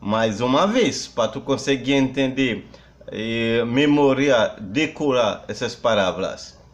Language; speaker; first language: Portuguese; non-native, fluent; Haitian Creole